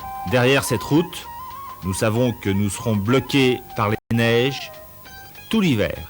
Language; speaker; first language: French; native; French